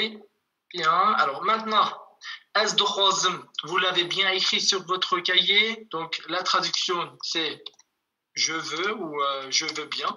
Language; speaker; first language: French; non-native, fluent; Kurdish